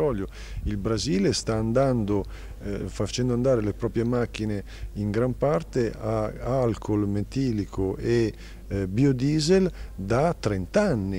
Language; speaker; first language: Italian; native; Italian